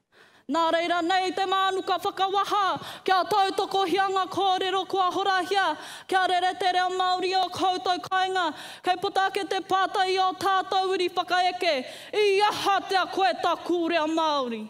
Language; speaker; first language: Māori; non-native, local second language; English